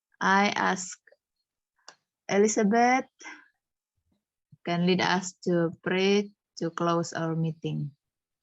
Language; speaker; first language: English; non-native, fluent; Indonesian